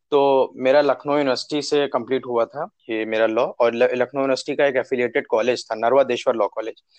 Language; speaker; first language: Hindi; native; Hindi